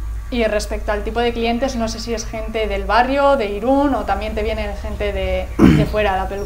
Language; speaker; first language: Spanish; native; Spanish